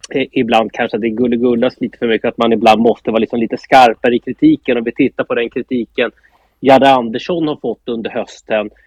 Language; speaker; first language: Swedish; native; Swedish